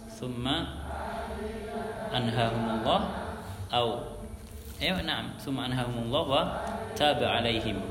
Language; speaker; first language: Arabic; non-native, fluent; Indonesian